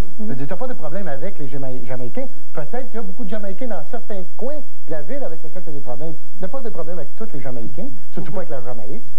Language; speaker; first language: French; native; French